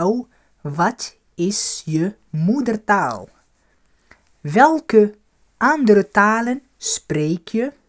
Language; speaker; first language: Dutch; non-native, fluent; Arabic